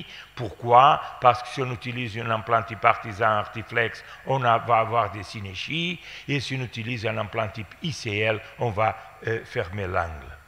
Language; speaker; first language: French; non-native, fluent; Portuguese